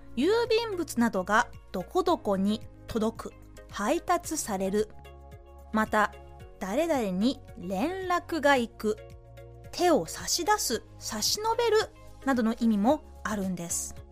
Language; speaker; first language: Japanese; native; Japanese